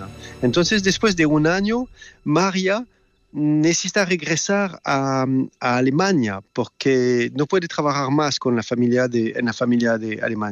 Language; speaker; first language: Spanish; non-native, learner; French